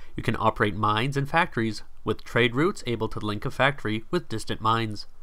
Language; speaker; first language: English; native; English